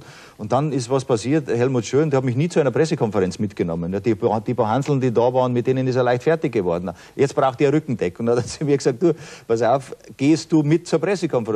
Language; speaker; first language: German; native; German